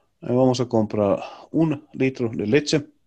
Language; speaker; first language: Spanish; non-native, learner; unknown